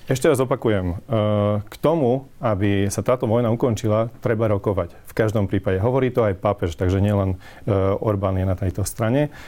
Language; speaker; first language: Slovak; non-native, local second language; Hungarian